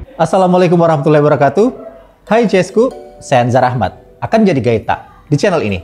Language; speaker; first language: Indonesian; native; Indonesian